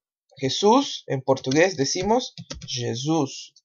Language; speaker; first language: Spanish; non-native, fluent; Portuguese